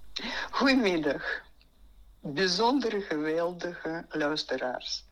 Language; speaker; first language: Dutch; non-native, fluent; Russian